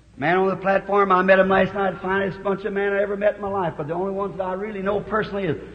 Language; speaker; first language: English; native; English